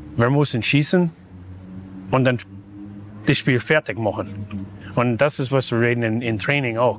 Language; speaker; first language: German; non-native, fluent; English